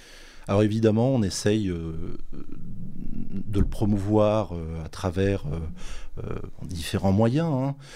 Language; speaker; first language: French; native; French